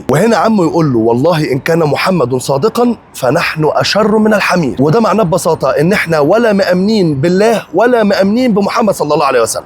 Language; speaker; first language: Arabic; native; Arabic